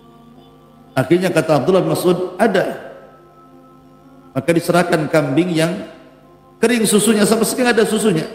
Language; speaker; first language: Indonesian; native; Indonesian